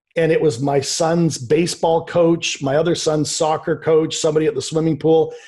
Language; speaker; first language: English; native; English